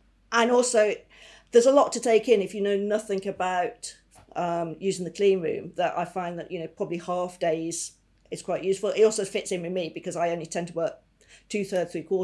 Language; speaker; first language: English; native; English